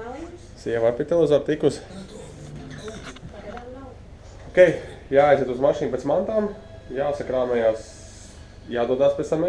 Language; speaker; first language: Latvian; native; Latvian